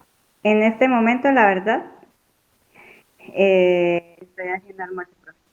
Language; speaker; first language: Spanish; native; Spanish